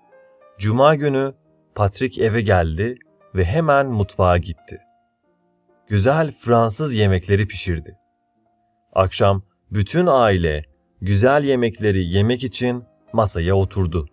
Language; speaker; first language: Turkish; non-native, fluent; Persian